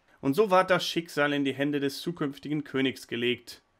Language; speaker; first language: German; native; German